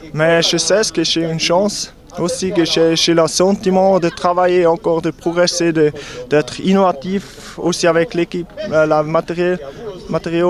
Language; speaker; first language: French; non-native, local second language; German